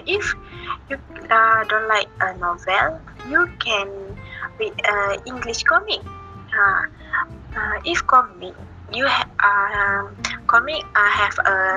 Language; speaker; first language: English; non-native, learner; Malay